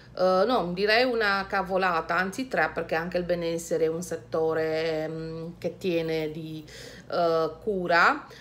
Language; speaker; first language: Italian; non-native, fluent; Romanian